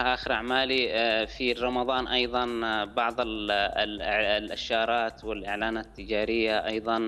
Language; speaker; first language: Arabic; native; Arabic